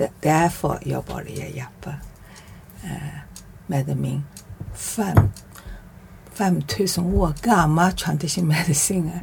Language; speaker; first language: Swedish; non-native, learner; Chinese